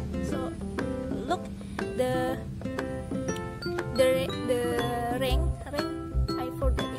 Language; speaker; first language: English; non-native, learner; Indonesian